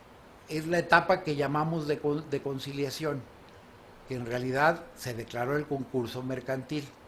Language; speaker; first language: Spanish; native; Spanish